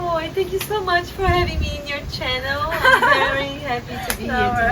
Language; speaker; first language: English; non-native, fluent; Portuguese